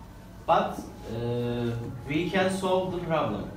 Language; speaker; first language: English; non-native, learner; Turkish